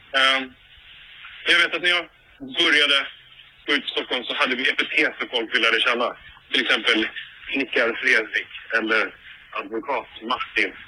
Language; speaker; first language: Swedish; native; Swedish